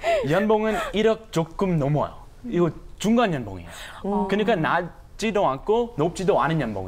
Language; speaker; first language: Korean; non-native, fluent; English